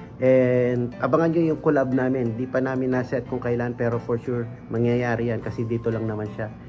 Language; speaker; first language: Filipino; non-native, local second language; Pampanga